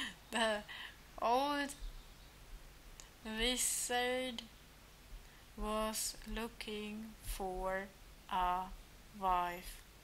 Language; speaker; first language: English; non-native, fluent; German